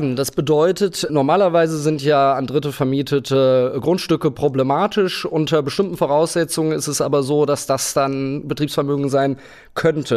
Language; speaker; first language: German; native; German